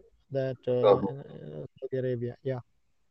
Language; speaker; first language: English; non-native, learner; Malayalam